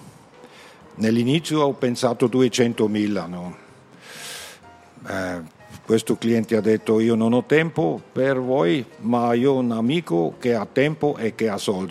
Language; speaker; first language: Italian; non-native, learner; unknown